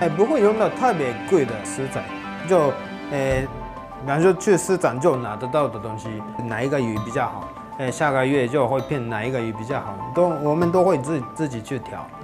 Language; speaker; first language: Chinese; non-native, fluent; Japanese